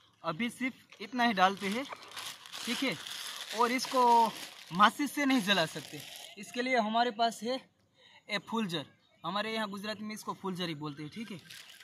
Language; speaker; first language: Hindi; non-native, local second language; Gujarati